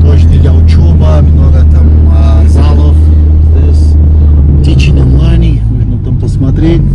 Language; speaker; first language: Russian; non-native, fluent; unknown